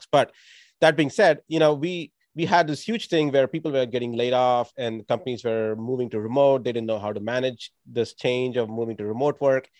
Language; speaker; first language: English; non-native, local second language; Tamil